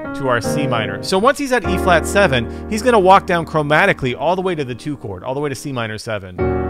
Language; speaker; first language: English; native; English